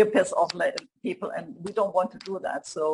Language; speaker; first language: English; non-native, fluent; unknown